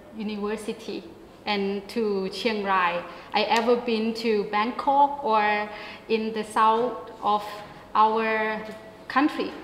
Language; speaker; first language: English; non-native, learner; Thai